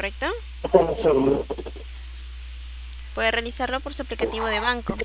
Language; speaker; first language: Spanish; native; Spanish